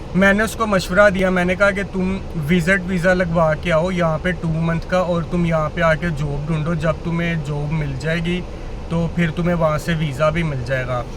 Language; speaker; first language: Urdu; non-native, local second language; Punjabi